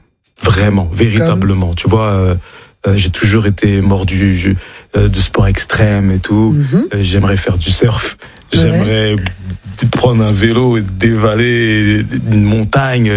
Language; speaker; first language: French; native; French